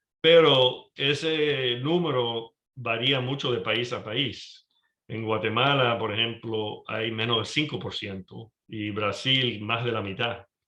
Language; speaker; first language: Spanish; early bilingual, heritage; Spanish